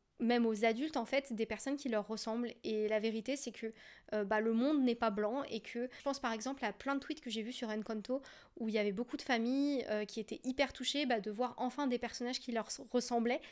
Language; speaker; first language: French; native; French